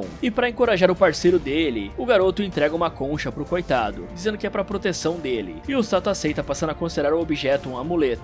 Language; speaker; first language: Portuguese; native; Portuguese